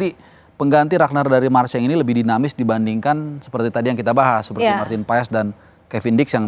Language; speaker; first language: Indonesian; native; Indonesian